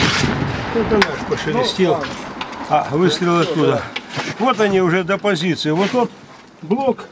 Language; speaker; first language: Russian; native; Russian